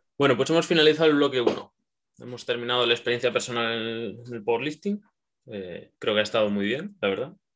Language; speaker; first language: Spanish; native; Spanish